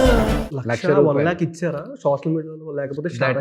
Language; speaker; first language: Telugu; native; Telugu